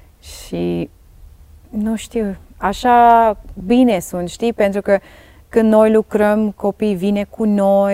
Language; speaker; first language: Romanian; non-native, learner; Dutch